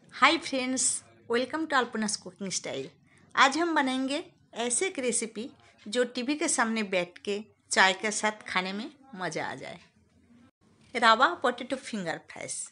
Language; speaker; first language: Hindi; non-native, local second language; Bangla